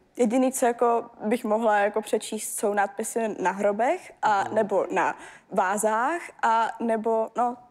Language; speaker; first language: Czech; early bilingual, heritage; German